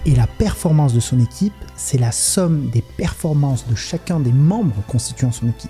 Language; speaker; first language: French; native; French